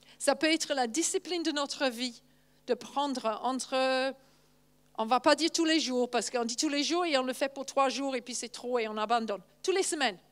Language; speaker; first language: French; non-native, fluent; English